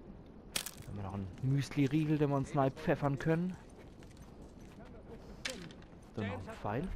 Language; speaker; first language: German; native; German